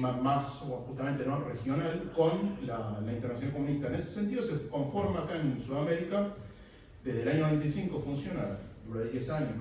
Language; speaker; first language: Spanish; native; Spanish